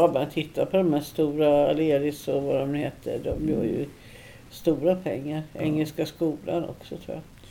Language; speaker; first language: Swedish; native; Swedish